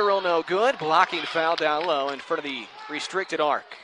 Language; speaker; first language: English; native; English